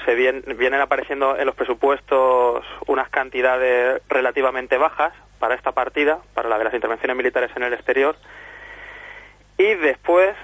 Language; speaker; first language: Spanish; native; Spanish